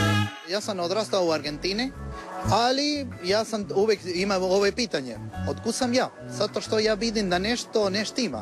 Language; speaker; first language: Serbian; non-native, fluent; Spanish